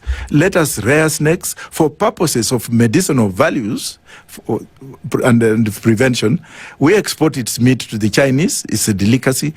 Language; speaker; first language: English; non-native, local second language; Luyia